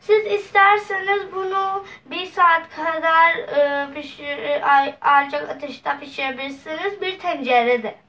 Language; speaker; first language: Turkish; non-native, learner; Urdu